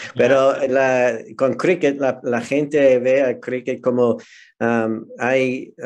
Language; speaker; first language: Spanish; non-native, fluent; English